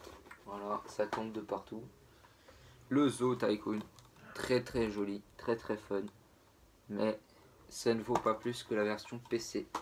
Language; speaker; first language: French; native; French